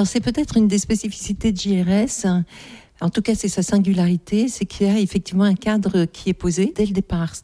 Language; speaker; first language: French; native; French